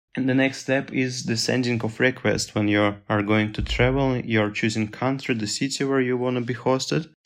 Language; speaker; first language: English; non-native, fluent; Russian